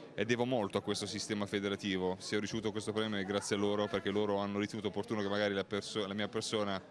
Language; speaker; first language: Italian; native; Italian